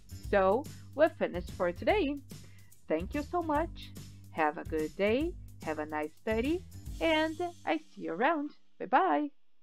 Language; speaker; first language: English; non-native, fluent; Portuguese